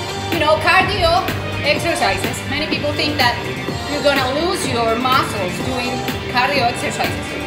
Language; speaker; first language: English; non-native, fluent; Spanish